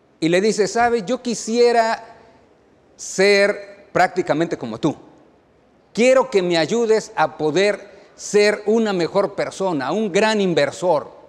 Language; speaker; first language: Spanish; native; Spanish